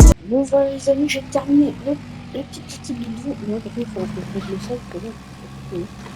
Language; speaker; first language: French; native; French